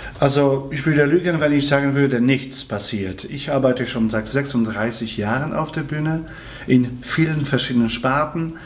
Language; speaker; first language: German; non-native, fluent; Polish